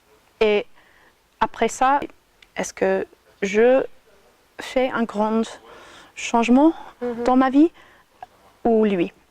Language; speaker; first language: French; non-native, fluent; English